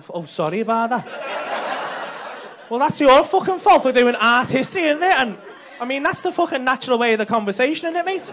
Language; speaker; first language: English; native; English